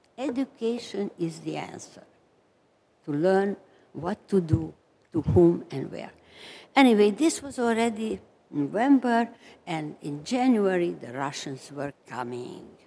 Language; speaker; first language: English; non-native, fluent; Hungarian